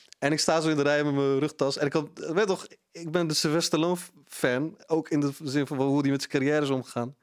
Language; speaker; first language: Dutch; early bilingual, other home language; Punjabi